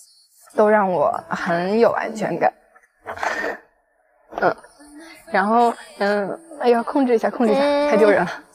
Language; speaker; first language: Chinese; native; Chinese